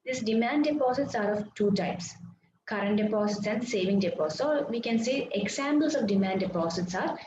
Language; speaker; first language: English; non-native, local second language; Malayalam